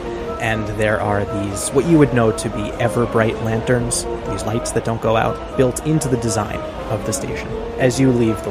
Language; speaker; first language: English; native; English